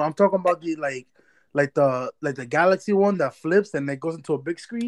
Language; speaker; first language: English; early bilingual, other home language; Spanish